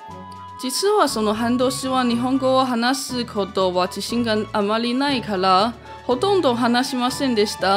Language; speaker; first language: Japanese; non-native, learner; Chinese